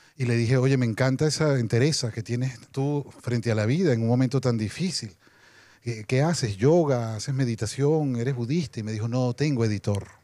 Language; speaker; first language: Spanish; native; Spanish